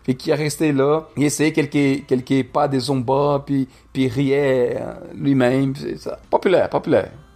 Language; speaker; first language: French; non-native, fluent; Portuguese